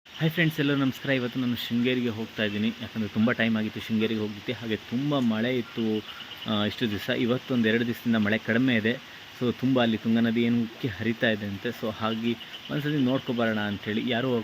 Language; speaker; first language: Kannada; native; Kannada